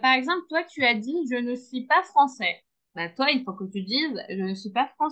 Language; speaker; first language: French; non-native, fluent; Turkish